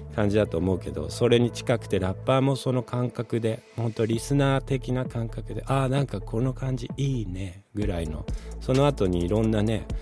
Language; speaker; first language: Japanese; early bilingual, other home language; Spanish